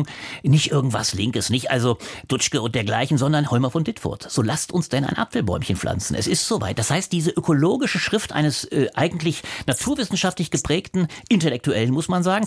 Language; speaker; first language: German; native; German